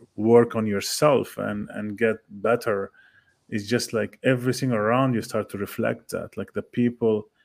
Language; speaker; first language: English; non-native, fluent; Arabic